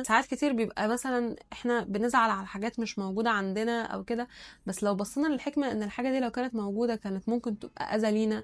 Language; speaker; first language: Arabic; native; Arabic